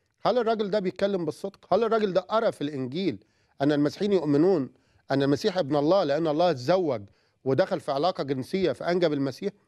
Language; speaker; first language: Arabic; native; Arabic